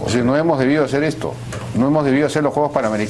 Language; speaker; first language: Spanish; native; Spanish